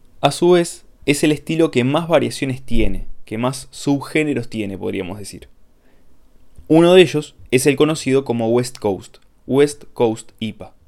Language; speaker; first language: Spanish; native; Spanish